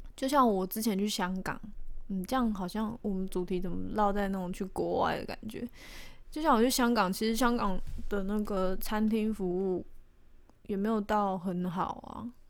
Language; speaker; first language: Chinese; native; Chinese